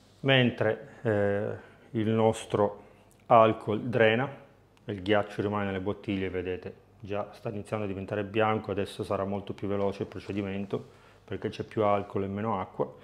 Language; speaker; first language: Italian; native; Italian